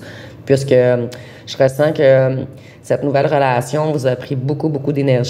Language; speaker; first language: French; native; French